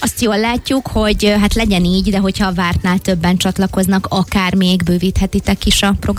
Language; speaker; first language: Hungarian; native; Hungarian